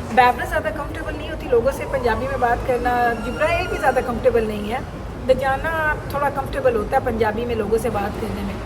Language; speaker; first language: Urdu; non-native, local second language; Punjabi